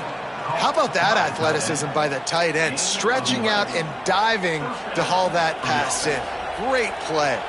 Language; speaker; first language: English; native; English